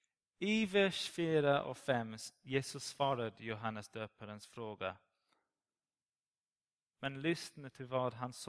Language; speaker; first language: Swedish; non-native, learner; English